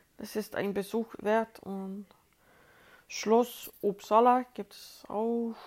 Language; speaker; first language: German; non-native, fluent; Swedish